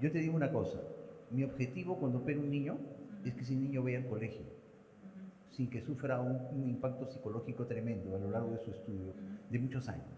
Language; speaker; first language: Spanish; native; Spanish